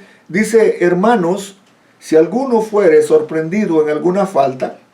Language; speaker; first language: Spanish; native; Spanish